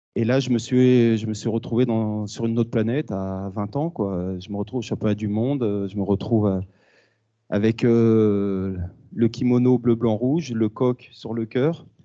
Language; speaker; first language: French; native; French